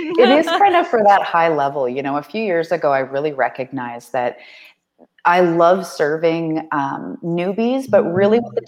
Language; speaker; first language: English; native; English